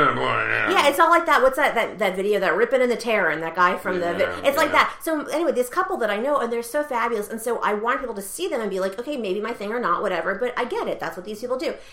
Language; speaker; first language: English; native; English